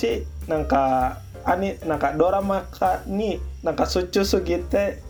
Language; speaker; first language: Japanese; non-native, learner; Indonesian